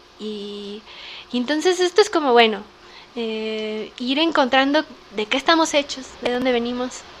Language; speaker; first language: Spanish; native; Spanish